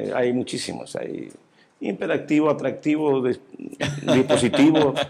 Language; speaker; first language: Spanish; native; Spanish